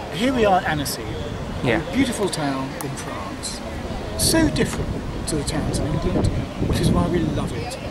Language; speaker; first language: English; native; English